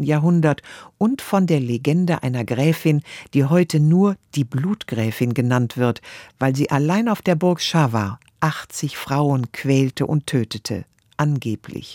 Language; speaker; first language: German; native; German